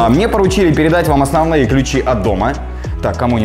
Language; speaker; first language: Russian; native; Russian